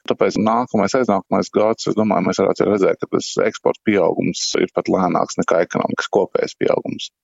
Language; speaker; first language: Latvian; native; Latvian